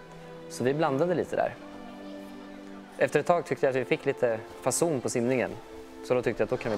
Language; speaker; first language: Swedish; native; Swedish